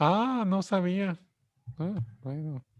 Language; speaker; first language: Spanish; non-native, fluent; English